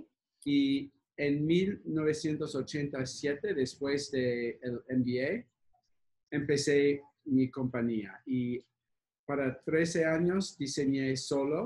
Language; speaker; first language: Spanish; non-native, fluent; English